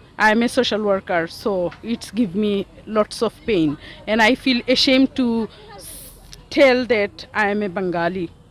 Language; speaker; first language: English; non-native, local second language; Sylheti